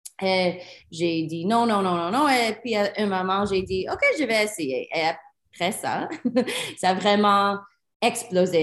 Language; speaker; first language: French; non-native, learner; English